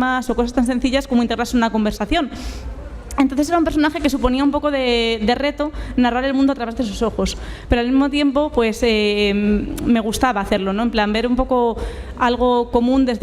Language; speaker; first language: Spanish; native; Spanish